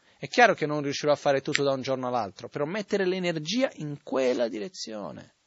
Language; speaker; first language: Italian; non-native, fluent; Portuguese